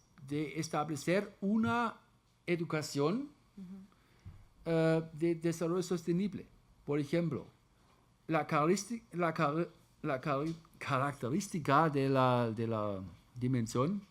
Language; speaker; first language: Spanish; non-native, fluent; German